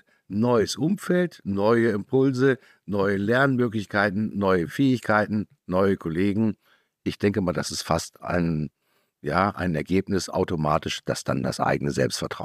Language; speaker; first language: German; native; German